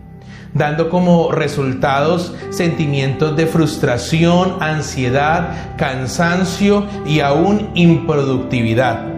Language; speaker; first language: Spanish; native; Spanish